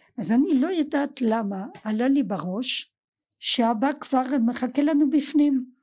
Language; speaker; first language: Hebrew; native; Hebrew